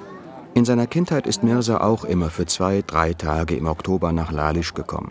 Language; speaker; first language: German; native; German